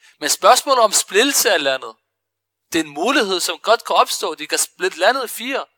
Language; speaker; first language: Danish; early bilingual, other home language; Arabic